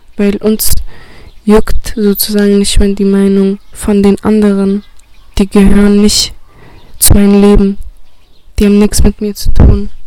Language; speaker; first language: German; early bilingual, other home language; Romany